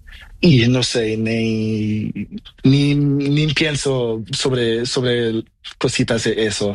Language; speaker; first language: Spanish; non-native, learner; Portuguese